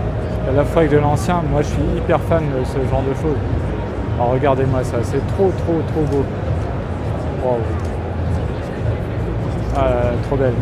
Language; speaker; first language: French; native; French